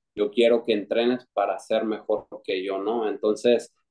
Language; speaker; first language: Spanish; native; Spanish